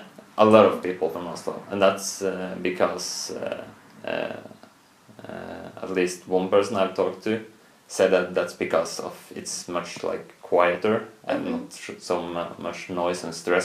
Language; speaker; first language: English; non-native, fluent; Norwegian